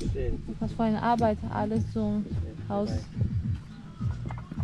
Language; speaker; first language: German; non-native, learner; Portuguese